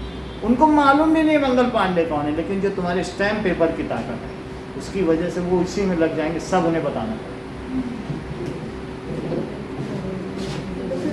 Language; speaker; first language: Hindi; native; Hindi